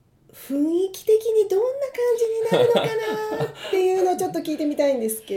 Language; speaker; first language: Japanese; native; Japanese